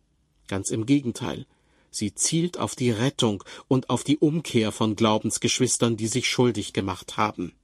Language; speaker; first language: German; native; German